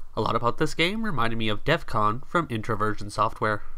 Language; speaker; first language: English; native; English